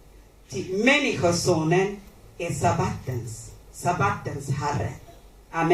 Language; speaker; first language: Swedish; non-native, learner; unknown